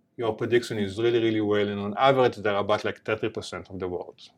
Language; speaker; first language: English; non-native, fluent; Hebrew